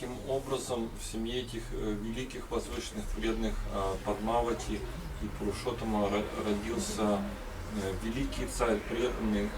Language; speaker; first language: Russian; native; Russian